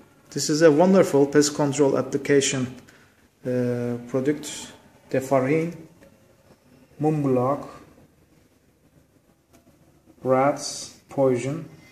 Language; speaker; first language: English; non-native, learner; Turkish